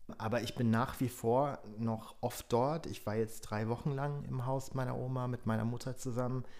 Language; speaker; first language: German; early bilingual, other home language; Polish